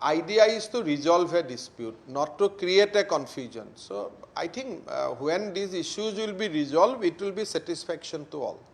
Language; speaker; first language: English; non-native, local second language; Assamese